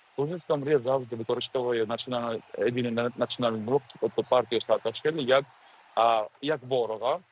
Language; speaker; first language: Ukrainian; non-native, fluent; Georgian